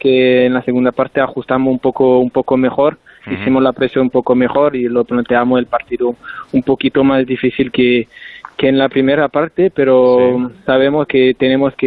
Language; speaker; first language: Spanish; non-native, fluent; French